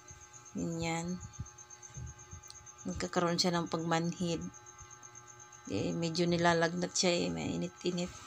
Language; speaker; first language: Filipino; native; Filipino